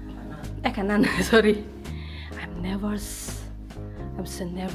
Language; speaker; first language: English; non-native, learner; Indonesian